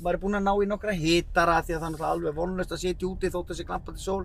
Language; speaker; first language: Icelandic; native; Icelandic